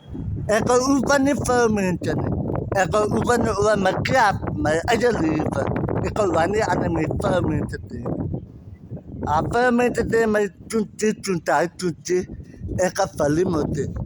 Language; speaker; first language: Dutch; non-native, learner; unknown